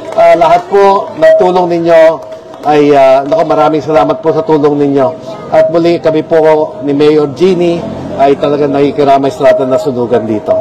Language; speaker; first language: Filipino; native; Filipino